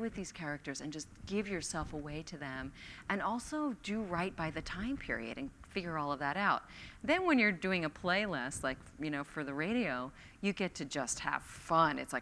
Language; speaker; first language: English; native; English